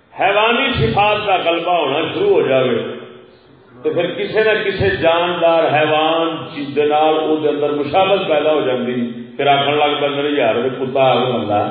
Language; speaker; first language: Urdu; non-native, local second language; Punjabi